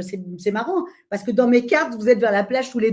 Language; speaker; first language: French; native; French